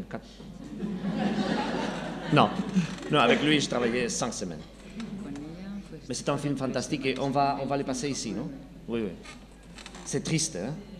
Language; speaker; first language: French; non-native, learner; Spanish